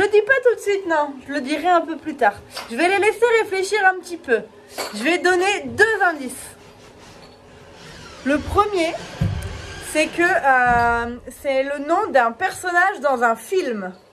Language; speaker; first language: French; native; French